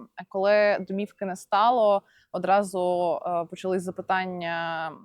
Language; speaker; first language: Ukrainian; non-native, local second language; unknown